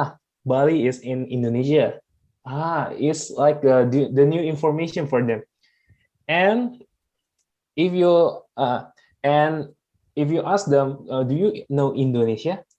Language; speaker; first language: English; non-native, fluent; Indonesian